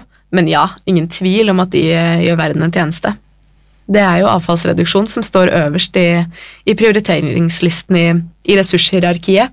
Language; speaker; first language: Norwegian; native; Norwegian